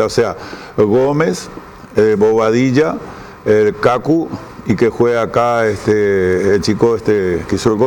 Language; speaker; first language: Spanish; native; Spanish